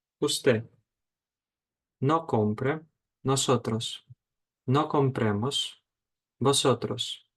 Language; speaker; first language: Spanish; non-native, fluent; Ukrainian